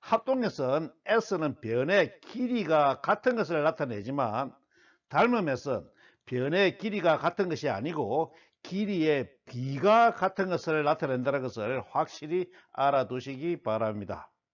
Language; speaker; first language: Korean; native; Korean